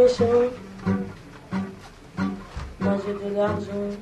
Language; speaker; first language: French; non-native, learner; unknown